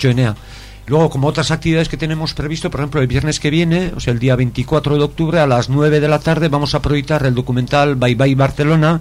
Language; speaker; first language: Spanish; native; Spanish